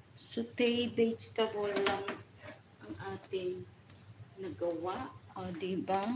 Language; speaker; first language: Filipino; non-native, local second language; Bikol